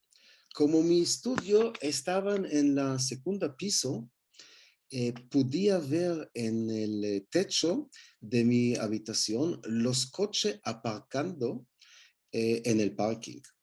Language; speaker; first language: Spanish; non-native, learner; Hebrew